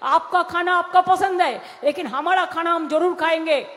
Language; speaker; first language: Hindi; non-native, local second language; Bangla